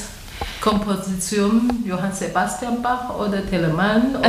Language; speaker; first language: German; non-native, learner; Chinese